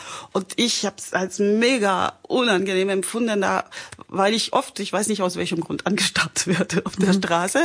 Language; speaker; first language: German; non-native, fluent; French